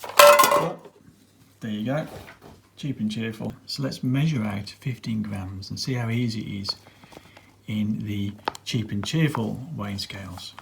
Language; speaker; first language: English; native; English